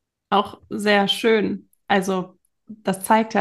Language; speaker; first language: German; native; German